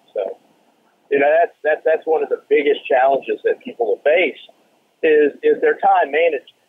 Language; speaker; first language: English; native; English